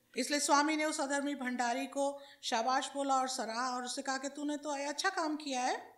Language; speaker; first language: Hindi; native; Hindi